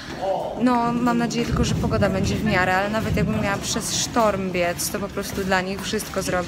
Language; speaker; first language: Polish; native; Polish